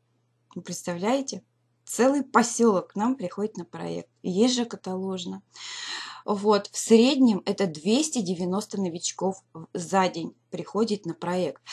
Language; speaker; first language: Russian; native; Russian